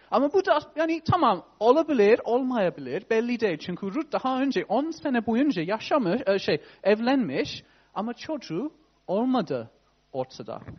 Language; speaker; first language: Turkish; non-native, fluent; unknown